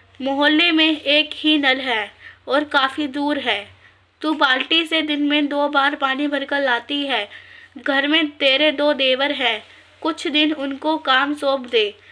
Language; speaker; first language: Hindi; native; Hindi